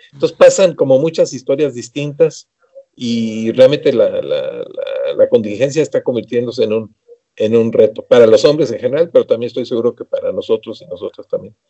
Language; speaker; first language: Spanish; native; Spanish